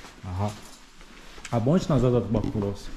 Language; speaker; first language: Russian; non-native, learner; Korean